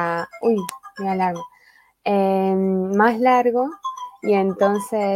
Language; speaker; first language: Spanish; early bilingual, other home language; Chinese